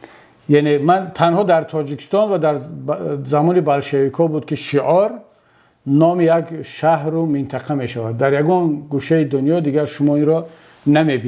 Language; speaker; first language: Persian; native; Persian